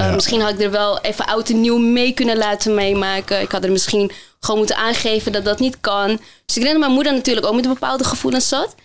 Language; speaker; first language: Dutch; early bilingual, other home language; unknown